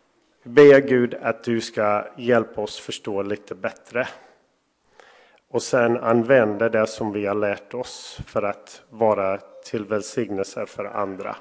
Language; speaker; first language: Swedish; non-native, fluent; English